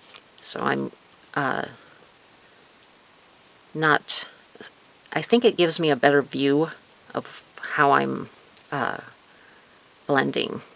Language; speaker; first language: English; native; English